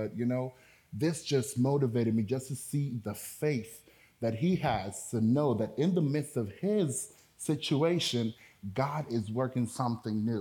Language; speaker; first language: English; non-native, local second language; Spanish